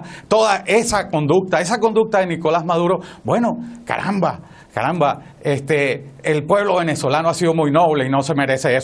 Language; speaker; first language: Spanish; native; Spanish